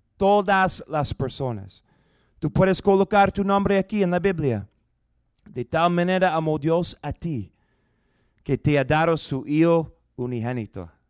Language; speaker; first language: Spanish; non-native, fluent; English